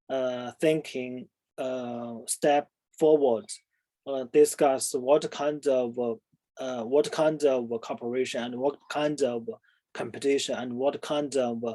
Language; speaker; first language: English; non-native, fluent; Chinese